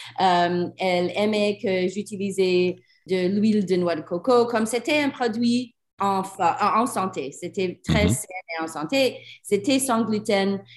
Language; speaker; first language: French; non-native, learner; English